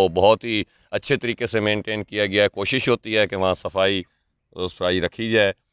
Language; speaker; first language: Urdu; non-native, local second language; Punjabi